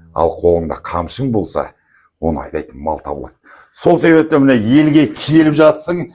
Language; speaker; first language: Kazakh; native; Kazakh